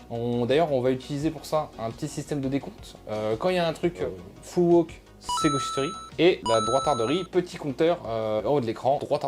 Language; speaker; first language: French; native; French